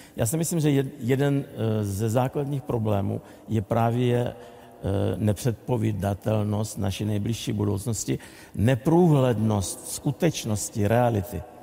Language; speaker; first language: Czech; non-native, fluent; Russian